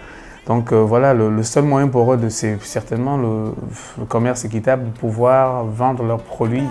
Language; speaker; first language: French; non-native, local second language; Basaa